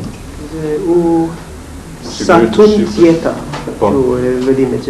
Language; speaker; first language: Albanian; non-native, fluent; English